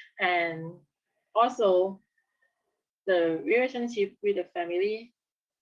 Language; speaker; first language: English; non-native, learner; Thai